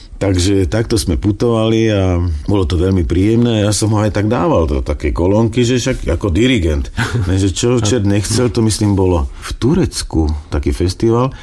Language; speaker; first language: Slovak; native; Slovak